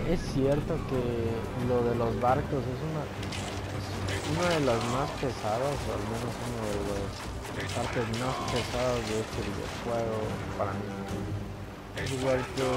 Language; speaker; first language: Spanish; native; Spanish